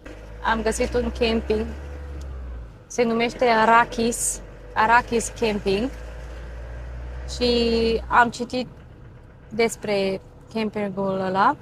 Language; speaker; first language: Romanian; non-native, fluent; Bulgarian